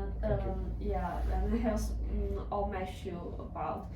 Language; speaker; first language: English; non-native, learner; Chinese